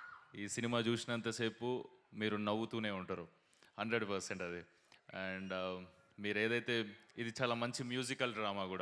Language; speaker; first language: Telugu; native; Telugu